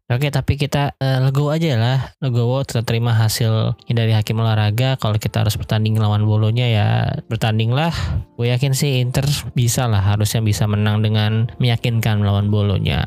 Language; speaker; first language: Indonesian; native; Indonesian